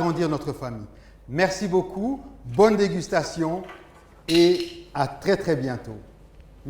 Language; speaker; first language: French; native; French